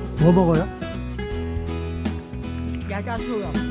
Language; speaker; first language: Korean; non-native, learner; Vietnamese